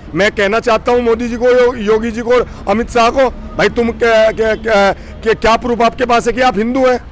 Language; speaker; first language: Hindi; native; Hindi